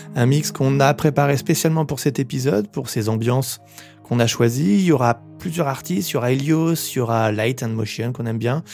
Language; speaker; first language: French; native; French